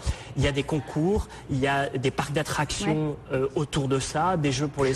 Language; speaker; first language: French; native; French